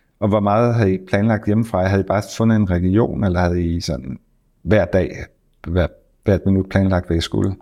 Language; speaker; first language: Danish; native; Danish